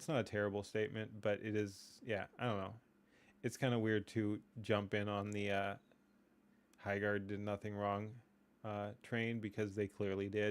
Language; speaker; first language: English; native; English